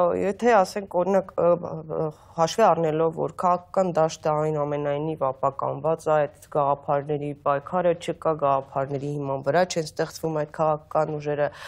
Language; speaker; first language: Armenian; native; Armenian